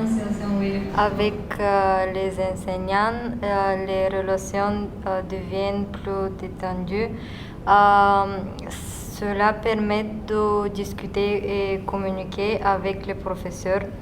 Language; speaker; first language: French; non-native, fluent; Bulgarian